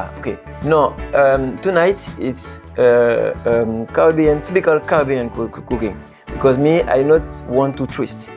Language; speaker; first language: English; non-native, learner; French